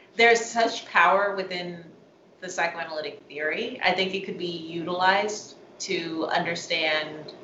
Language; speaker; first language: English; native; English